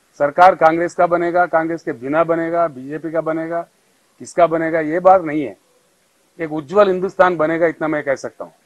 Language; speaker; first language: Hindi; non-native, local second language; Telugu